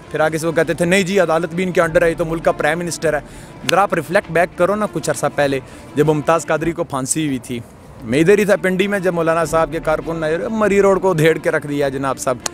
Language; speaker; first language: Urdu; non-native, local second language; Pashto